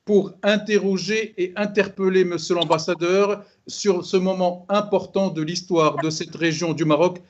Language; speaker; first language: French; non-native, local second language; Arabic